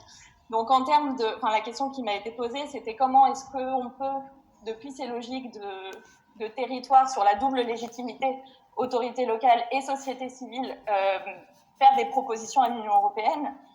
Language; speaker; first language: French; native; French